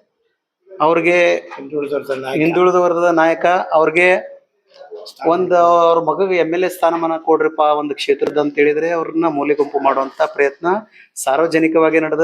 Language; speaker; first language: Kannada; native; Kannada